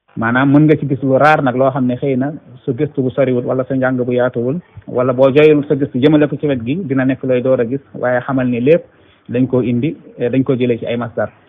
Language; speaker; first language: Wolof; non-native, local second language; Fula